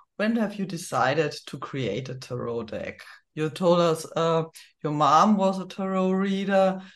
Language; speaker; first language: English; non-native, fluent; German